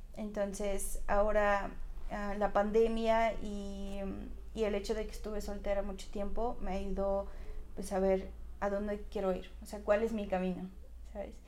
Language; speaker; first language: Spanish; non-native, fluent; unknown